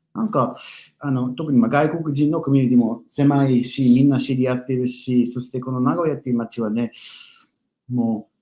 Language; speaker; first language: Japanese; non-native, fluent; English